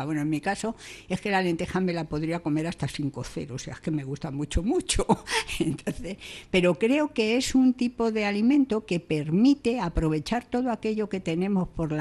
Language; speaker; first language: Spanish; native; Spanish